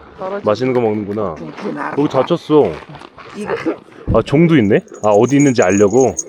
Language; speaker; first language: Korean; native; Korean